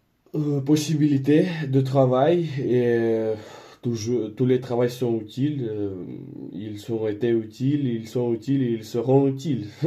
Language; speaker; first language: French; non-native, learner; Spanish